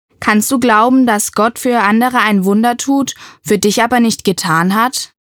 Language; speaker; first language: German; native; German